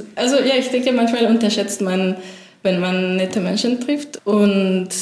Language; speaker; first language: German; non-native, fluent; Spanish